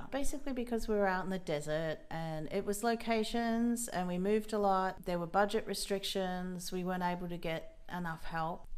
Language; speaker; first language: English; native; English